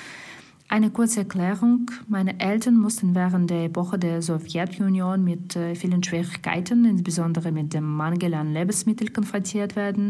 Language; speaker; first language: German; non-native, fluent; Russian